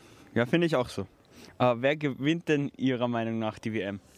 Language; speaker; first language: German; native; German